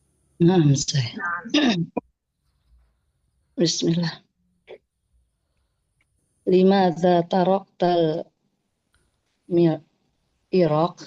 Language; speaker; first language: Arabic; non-native, learner; Indonesian